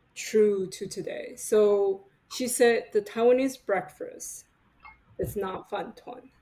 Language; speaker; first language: English; non-native, fluent; Chinese